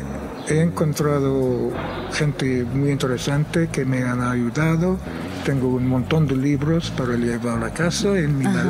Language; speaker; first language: Spanish; non-native, fluent; English